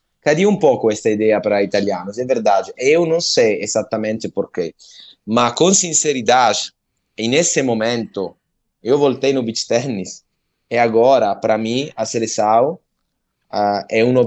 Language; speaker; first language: Portuguese; non-native, learner; Italian